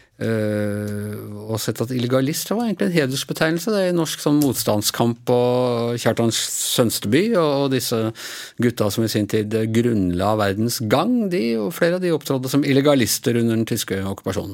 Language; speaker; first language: Norwegian; native; Norwegian